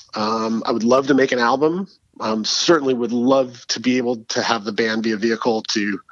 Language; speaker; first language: English; native; English